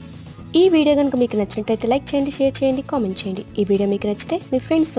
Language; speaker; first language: Telugu; native; Telugu